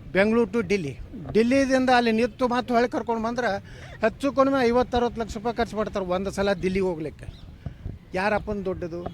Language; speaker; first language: Kannada; native; Kannada